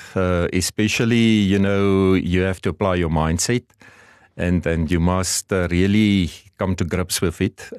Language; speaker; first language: English; non-native, local second language; Afrikaans